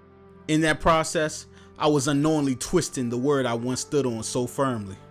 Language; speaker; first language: English; native; English